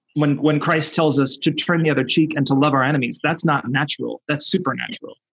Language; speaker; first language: English; early bilingual, other home language; Spanish